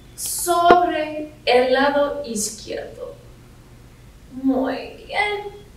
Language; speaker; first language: Spanish; non-native, learner; English